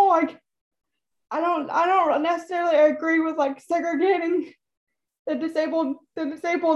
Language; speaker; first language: English; native; English